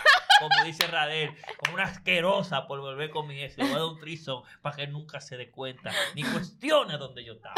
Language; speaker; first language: Spanish; native; Spanish